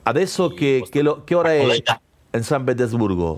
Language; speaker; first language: Italian; non-native, learner; Spanish